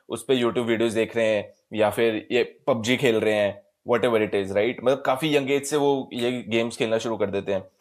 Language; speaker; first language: Hindi; native; Hindi